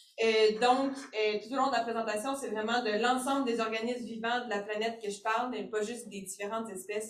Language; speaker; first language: French; native; French